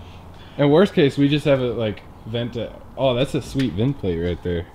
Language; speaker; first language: English; native; English